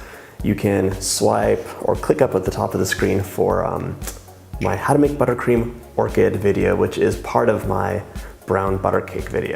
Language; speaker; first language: English; native; English